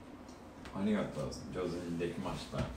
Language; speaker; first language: Japanese; non-native, fluent; Lithuanian